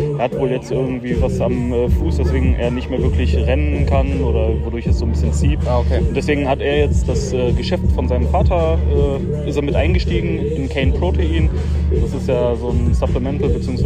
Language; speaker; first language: German; native; German